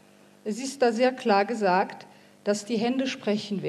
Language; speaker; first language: German; native; German